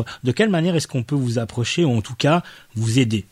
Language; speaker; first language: French; native; French